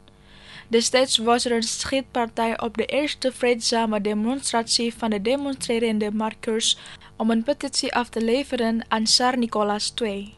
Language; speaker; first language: Dutch; non-native, fluent; Indonesian